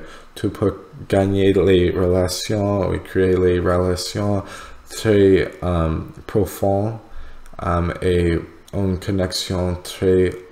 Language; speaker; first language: French; non-native, learner; English